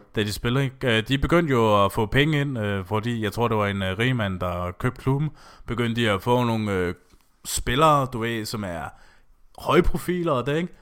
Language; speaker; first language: Danish; native; Danish